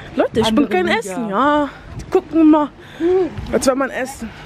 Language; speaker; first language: German; early bilingual, other home language; Lingala